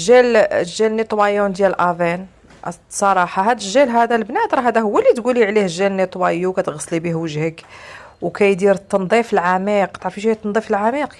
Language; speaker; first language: Arabic; native; Arabic